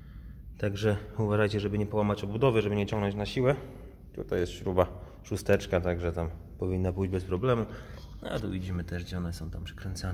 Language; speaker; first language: Polish; native; Polish